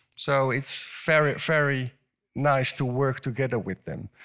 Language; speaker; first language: English; non-native, fluent; Dutch